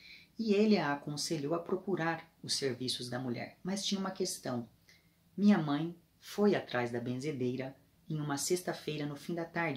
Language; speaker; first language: Portuguese; native; Portuguese